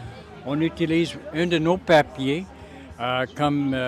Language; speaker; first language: French; non-native, local second language; English